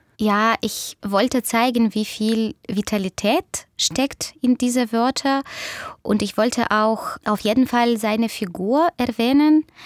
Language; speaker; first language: German; non-native, fluent; Russian